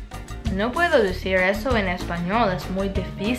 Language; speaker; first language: Spanish; non-native, learner; English